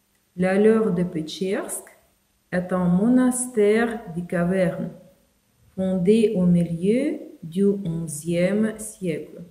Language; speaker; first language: French; non-native, fluent; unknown